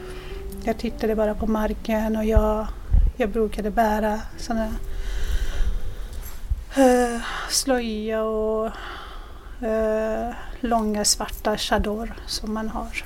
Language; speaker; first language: Swedish; non-native, fluent; Persian